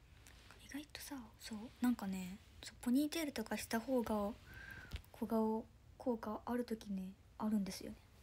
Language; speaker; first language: Japanese; native; Japanese